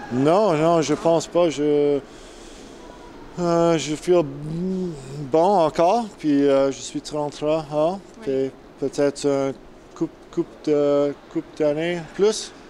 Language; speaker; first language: French; non-native, learner; English